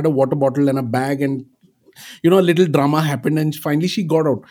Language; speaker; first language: English; non-native, local second language; Marathi